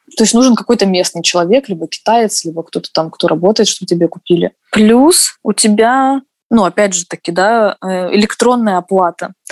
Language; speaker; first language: Russian; native; Russian